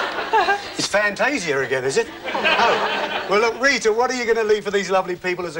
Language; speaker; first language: English; native; English